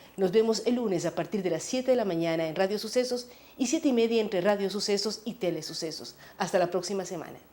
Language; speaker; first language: Spanish; native; Spanish